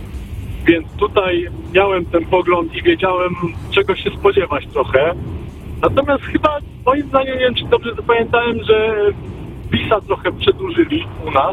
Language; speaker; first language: Polish; native; Polish